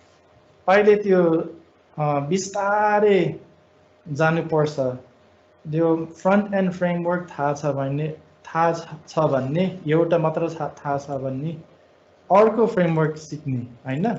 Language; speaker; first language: Nepali; non-native, fluent; English